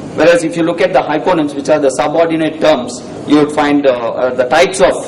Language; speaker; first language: English; non-native, local second language; Tamil